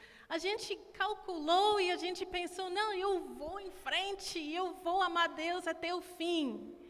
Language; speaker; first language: Portuguese; non-native, fluent; English